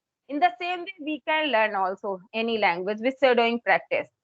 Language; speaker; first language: English; non-native, local second language; Hindi